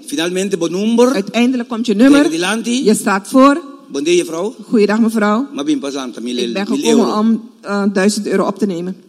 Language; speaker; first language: Dutch; non-native, local second language; Papiamento